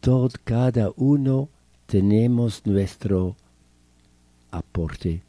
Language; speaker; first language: Spanish; non-native, fluent; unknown